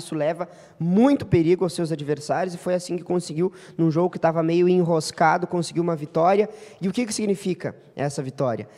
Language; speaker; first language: Portuguese; native; Portuguese